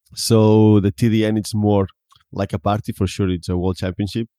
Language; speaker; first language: English; non-native, fluent; Spanish